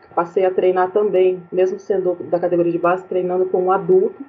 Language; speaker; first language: Portuguese; native; Portuguese